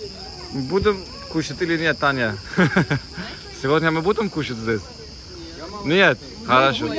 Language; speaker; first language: Russian; non-native, learner; Turkish